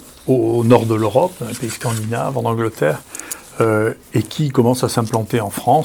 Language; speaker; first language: French; native; French